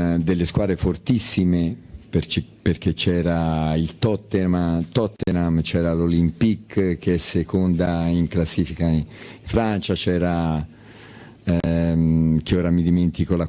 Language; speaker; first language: Italian; native; Italian